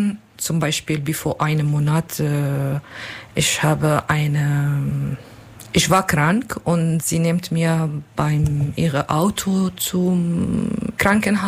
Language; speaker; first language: German; non-native, learner; Kurdish